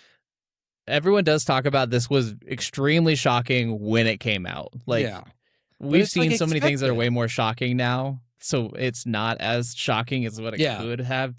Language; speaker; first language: English; native; English